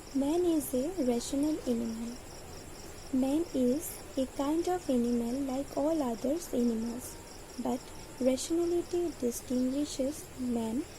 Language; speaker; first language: English; non-native, local second language; Assamese